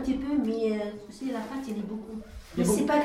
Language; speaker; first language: French; non-native, learner; Arabic